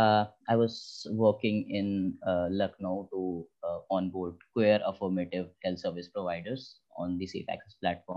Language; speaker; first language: English; non-native, local second language; Hindi